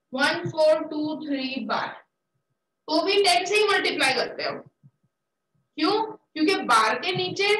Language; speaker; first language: Hindi; native; Hindi